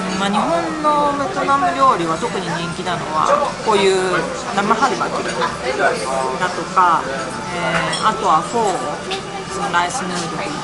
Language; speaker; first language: Japanese; native; Japanese